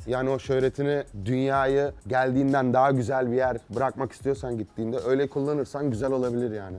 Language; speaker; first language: Turkish; early bilingual, heritage; Turkish